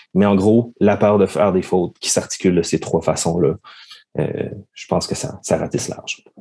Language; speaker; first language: French; native; French